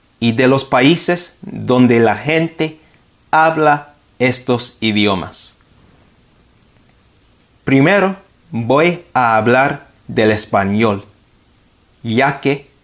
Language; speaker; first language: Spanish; non-native, fluent; English